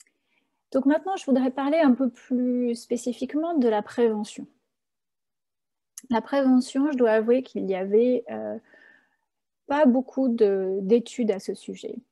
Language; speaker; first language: French; native; French